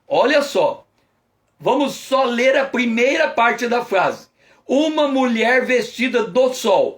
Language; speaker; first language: Portuguese; native; Portuguese